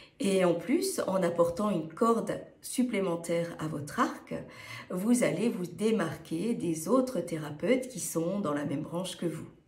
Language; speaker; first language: French; native; French